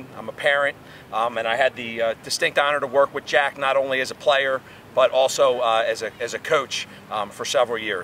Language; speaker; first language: English; native; English